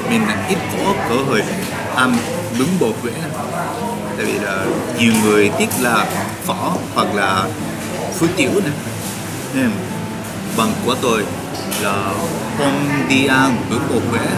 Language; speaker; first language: Vietnamese; non-native, learner; Japanese